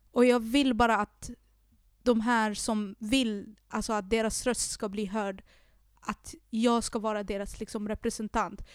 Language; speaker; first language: Swedish; early bilingual, other home language; Arabic